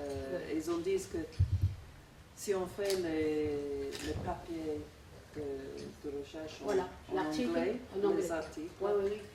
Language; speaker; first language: French; non-native, fluent; English